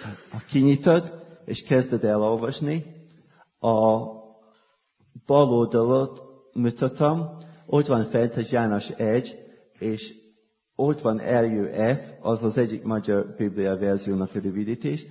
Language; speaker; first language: Hungarian; non-native, fluent; English